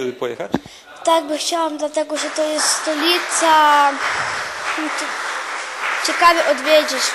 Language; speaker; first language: Polish; non-native, learner; Ukrainian